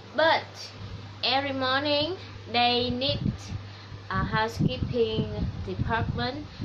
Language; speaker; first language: English; non-native, learner; Vietnamese